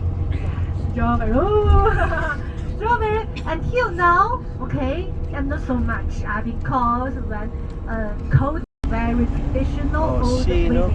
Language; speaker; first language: English; non-native, learner; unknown